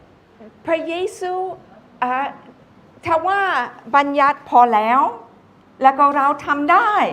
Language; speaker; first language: Thai; non-native, fluent; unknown